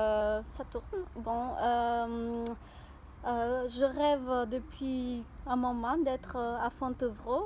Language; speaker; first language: French; non-native, fluent; Portuguese